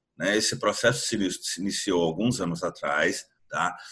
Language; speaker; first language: Portuguese; native; Portuguese